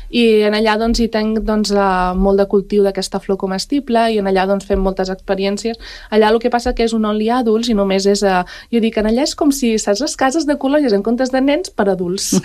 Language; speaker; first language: Catalan; native; Catalan